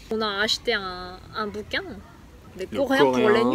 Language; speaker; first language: French; non-native, fluent; Korean